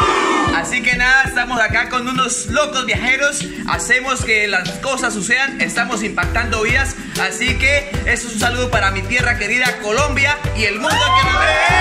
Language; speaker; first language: Spanish; native; Spanish